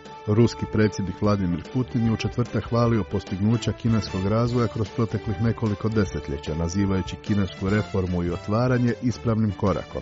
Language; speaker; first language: Croatian; native; Croatian